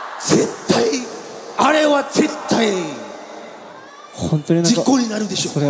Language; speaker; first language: Japanese; native; Japanese